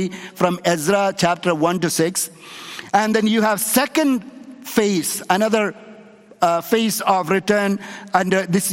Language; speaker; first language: English; non-native, local second language; Malayalam